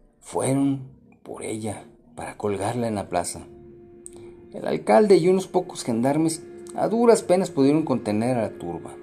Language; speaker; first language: Spanish; native; Spanish